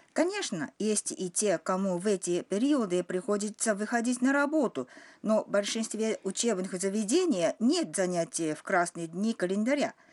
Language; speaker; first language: Russian; non-native, fluent; Japanese